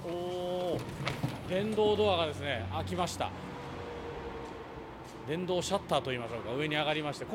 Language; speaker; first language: Japanese; native; Japanese